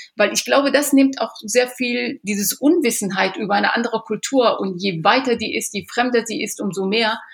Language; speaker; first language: German; early bilingual, other home language; Persian